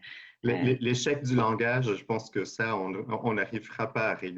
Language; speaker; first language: French; non-native, fluent; Portuguese